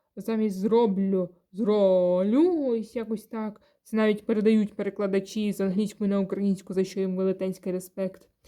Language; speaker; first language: Ukrainian; non-native, local second language; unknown